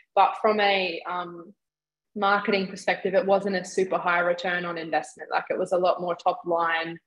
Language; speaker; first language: English; native; English